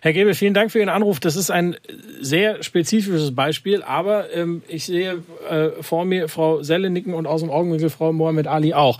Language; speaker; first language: German; native; German